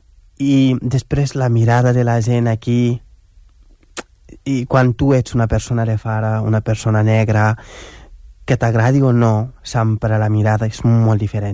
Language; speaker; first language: Catalan; non-native, local second language; Wolof